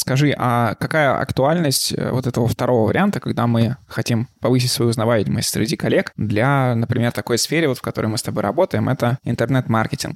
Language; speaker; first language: Russian; native; Russian